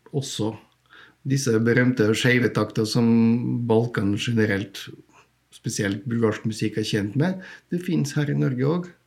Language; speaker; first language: Norwegian; non-native, fluent; Bulgarian